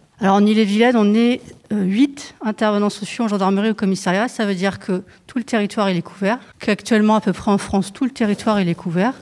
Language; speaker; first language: French; native; French